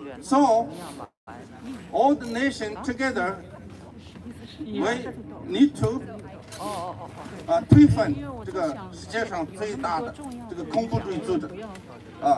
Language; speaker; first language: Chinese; non-native, local second language; Tibetan